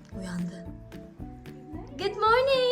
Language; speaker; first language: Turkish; non-native, fluent; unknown